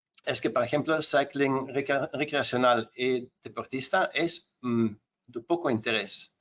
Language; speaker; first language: Spanish; non-native, fluent; Dutch